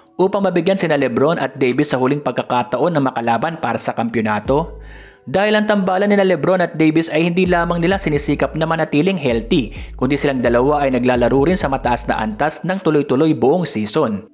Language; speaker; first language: Filipino; native; Filipino